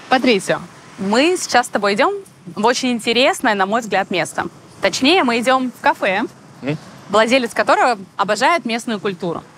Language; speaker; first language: Russian; native; Russian